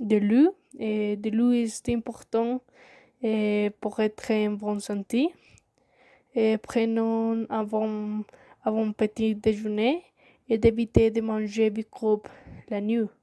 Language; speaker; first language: French; non-native, learner; Spanish